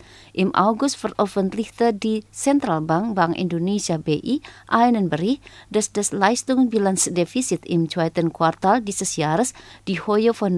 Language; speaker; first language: German; non-native, fluent; Indonesian